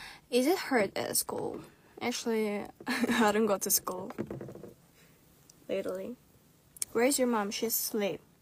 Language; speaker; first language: English; non-native, learner; Korean